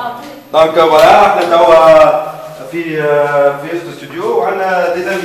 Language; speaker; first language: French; non-native, local second language; Arabic